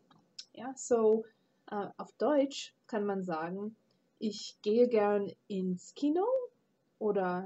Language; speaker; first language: German; non-native, fluent; English